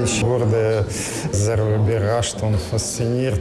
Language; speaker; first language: German; non-native, learner; Russian